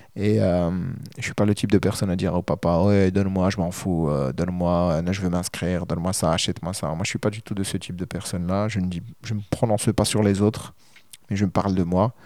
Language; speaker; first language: French; non-native, local second language; Arabic